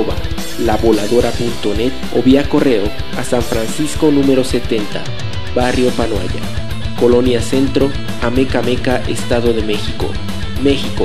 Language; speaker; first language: Spanish; native; Spanish